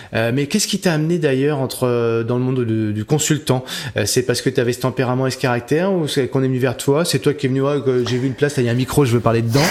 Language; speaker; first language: French; native; French